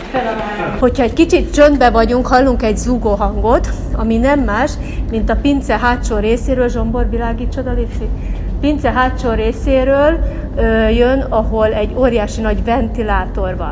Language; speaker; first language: Hungarian; native; Hungarian